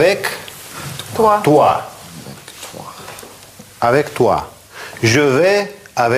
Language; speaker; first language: French; non-native, fluent; Russian